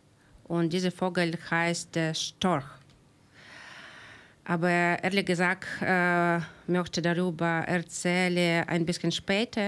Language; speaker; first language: German; non-native, learner; Ukrainian